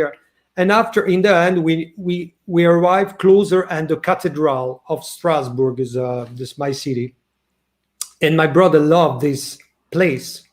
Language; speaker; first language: English; non-native, learner; French